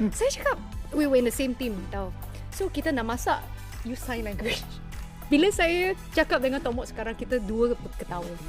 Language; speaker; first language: Malay; non-native, local second language; Chinese